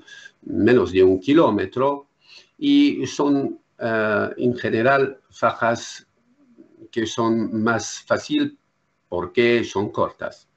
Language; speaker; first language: Spanish; non-native, learner; French